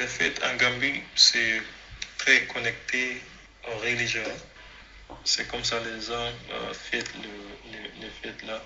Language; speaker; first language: French; non-native, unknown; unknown